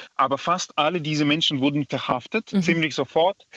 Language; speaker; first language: German; non-native, fluent; Belarusian